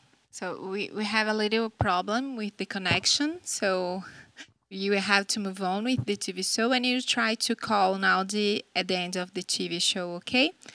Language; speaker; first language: English; non-native, fluent; Portuguese